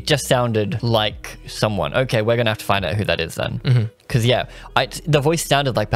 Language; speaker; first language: English; native; English